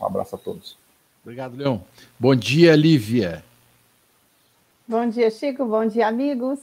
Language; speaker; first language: Portuguese; native; Portuguese